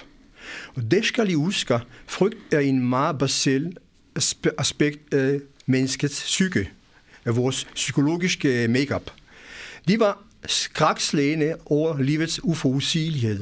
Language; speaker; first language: Danish; non-native, fluent; Hebrew